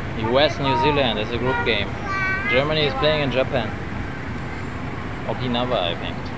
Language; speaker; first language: English; non-native, fluent; German